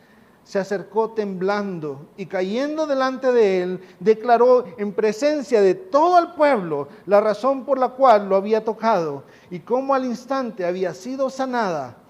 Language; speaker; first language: Spanish; native; Spanish